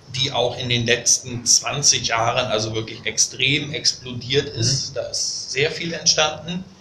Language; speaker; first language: German; native; German